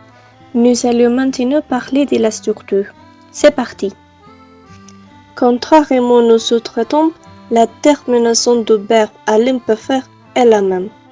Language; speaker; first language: French; non-native, learner; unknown